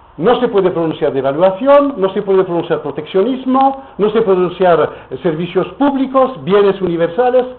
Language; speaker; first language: Spanish; non-native, fluent; French